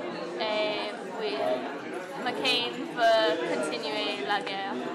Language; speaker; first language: French; non-native, learner; English